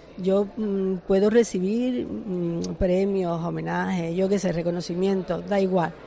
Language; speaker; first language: Spanish; native; Spanish